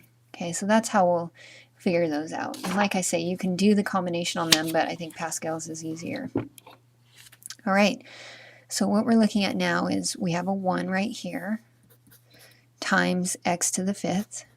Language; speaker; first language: English; native; English